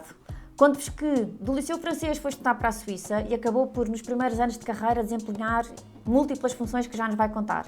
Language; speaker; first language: Portuguese; native; Portuguese